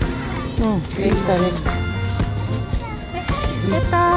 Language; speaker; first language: Japanese; native; Japanese